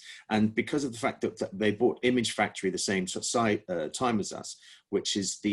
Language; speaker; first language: English; native; English